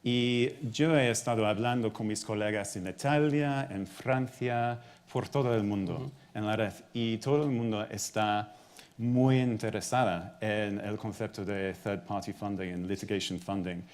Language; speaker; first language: Spanish; non-native, fluent; English